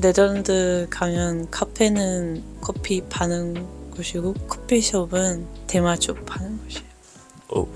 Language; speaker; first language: Korean; non-native, learner; Dutch